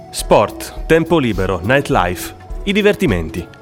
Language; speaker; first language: Italian; native; Italian